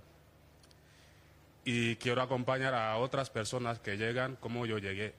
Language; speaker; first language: Spanish; non-native, fluent; Wolof